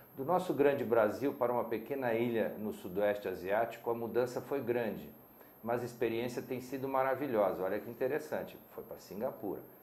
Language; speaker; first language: Portuguese; native; Portuguese